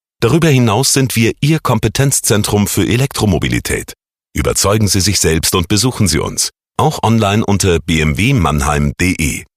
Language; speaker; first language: German; native; German